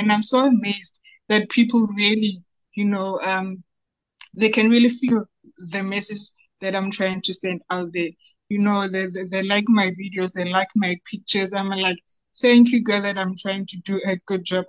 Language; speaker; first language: English; non-native, local second language; Southern Sotho